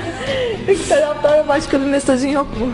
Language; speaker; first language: Turkish; native; Turkish